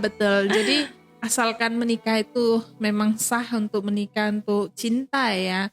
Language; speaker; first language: Indonesian; native; Indonesian